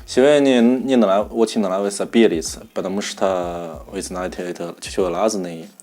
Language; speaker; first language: Russian; non-native, learner; Chinese